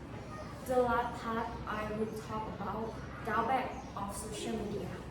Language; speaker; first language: English; non-native, learner; Thai